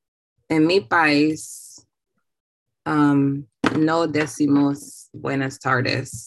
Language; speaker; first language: Spanish; non-native, learner; English